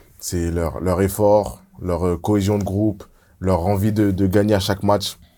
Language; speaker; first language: French; early bilingual, other home language; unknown